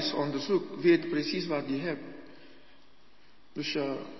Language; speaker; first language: Dutch; non-native, learner; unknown